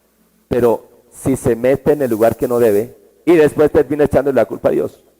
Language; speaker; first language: Spanish; native; Spanish